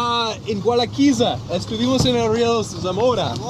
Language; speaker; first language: Spanish; non-native, learner; English